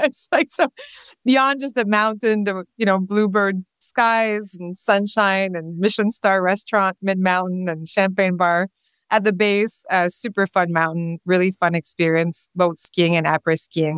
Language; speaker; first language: English; non-native, fluent; French